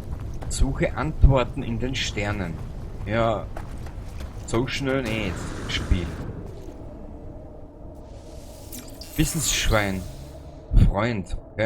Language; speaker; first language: German; native; German